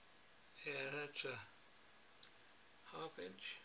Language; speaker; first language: English; native; English